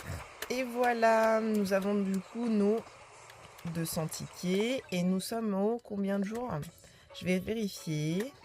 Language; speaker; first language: French; native; French